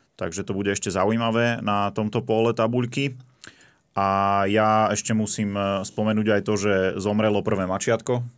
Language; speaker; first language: Slovak; native; Slovak